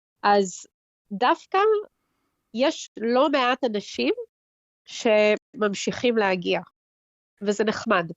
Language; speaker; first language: Hebrew; early bilingual, heritage; Hebrew